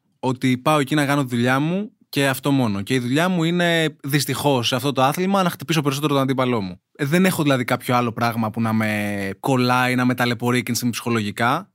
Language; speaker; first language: Greek; native; Greek